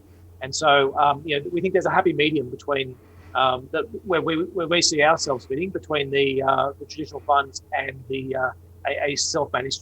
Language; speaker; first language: English; native; English